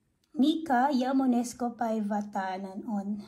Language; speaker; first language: Finnish; non-native, learner; Filipino